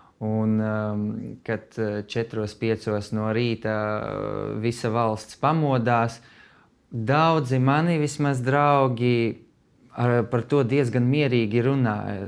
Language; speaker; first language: Latvian; non-native, fluent; Russian